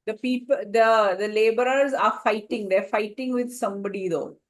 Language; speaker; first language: English; non-native, local second language; Hindi